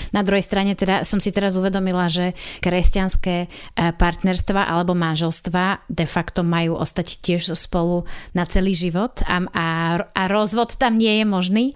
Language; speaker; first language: Slovak; native; Slovak